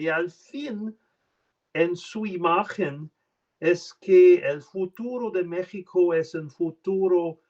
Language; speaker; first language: Spanish; non-native, learner; French